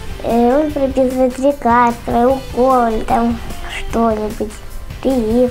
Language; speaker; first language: Russian; native; Russian